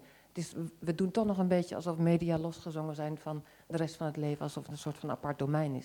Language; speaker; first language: Dutch; native; Dutch